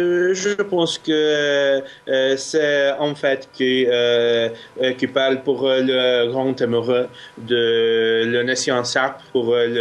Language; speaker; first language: French; non-native, fluent; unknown